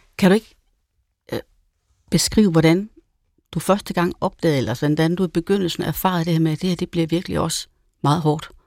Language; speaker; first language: Danish; native; Danish